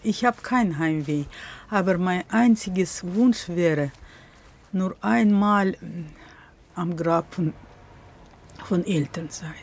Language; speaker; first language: German; early bilingual, heritage; German